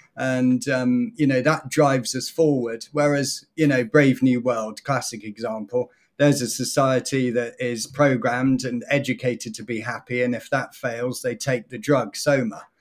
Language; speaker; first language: English; native; English